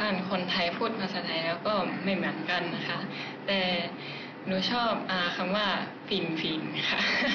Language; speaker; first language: Thai; non-native, fluent; Japanese